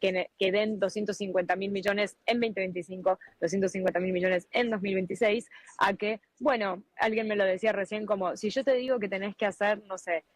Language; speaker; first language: Spanish; native; Spanish